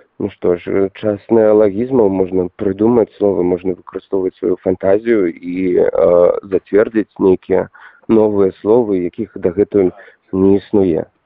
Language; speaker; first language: Belarusian; non-native, local second language; Russian